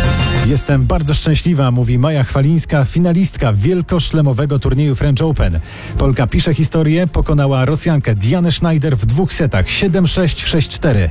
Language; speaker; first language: Polish; native; Polish